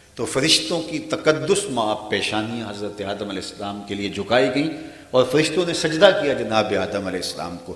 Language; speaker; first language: Urdu; non-native, local second language; Punjabi